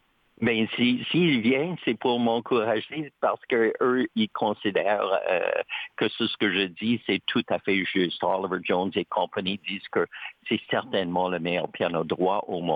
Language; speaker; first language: French; native; French